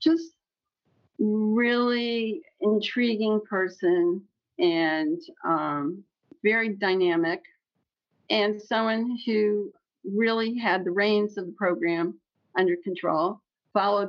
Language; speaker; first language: English; native; English